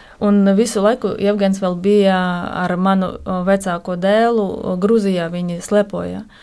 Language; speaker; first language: Latvian; non-native, local second language; Russian